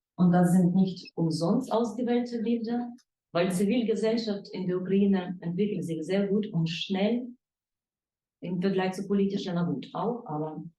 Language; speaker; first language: German; non-native, fluent; Ukrainian